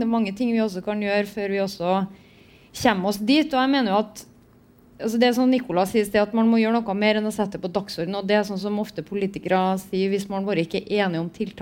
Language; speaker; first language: Norwegian; native; Norwegian